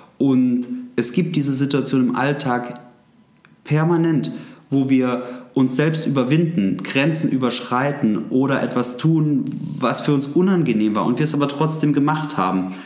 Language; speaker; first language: German; native; German